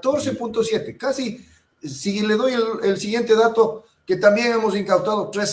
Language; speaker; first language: Spanish; native; Spanish